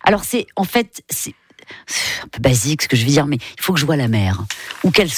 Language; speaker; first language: French; native; French